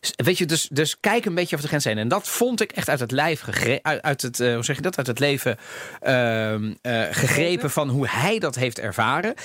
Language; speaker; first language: Dutch; native; Dutch